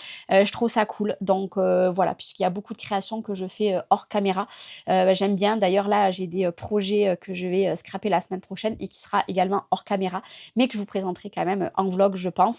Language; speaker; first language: French; native; French